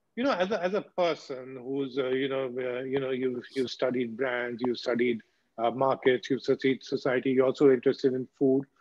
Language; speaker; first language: English; non-native, local second language; Bangla